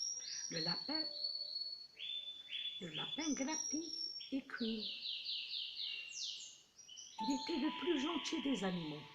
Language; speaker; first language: French; non-native, local second language; Arabic